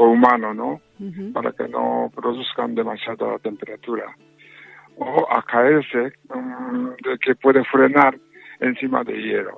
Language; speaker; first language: Spanish; non-native, fluent; Japanese